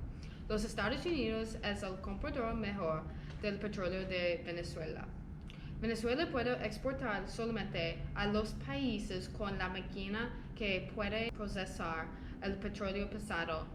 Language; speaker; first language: Spanish; non-native, learner; English